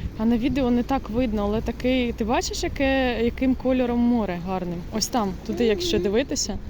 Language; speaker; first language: Ukrainian; non-native, local second language; Russian